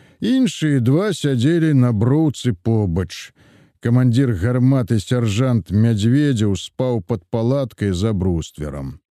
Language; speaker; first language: Belarusian; native; Belarusian